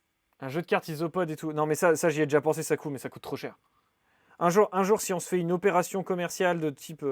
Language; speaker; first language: French; native; French